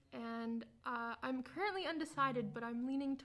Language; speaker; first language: English; native; English